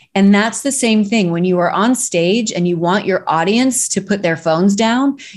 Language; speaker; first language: English; native; English